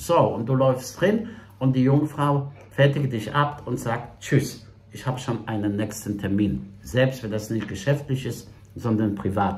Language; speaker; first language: German; non-native, fluent; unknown